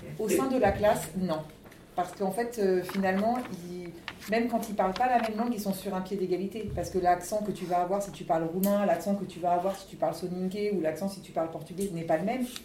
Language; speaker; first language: French; native; French